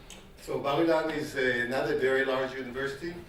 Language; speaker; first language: English; non-native, fluent; Hebrew